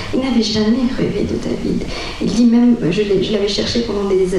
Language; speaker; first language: French; non-native, local second language; Morisyen